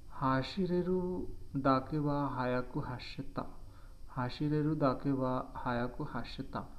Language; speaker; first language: Japanese; non-native, learner; Hindi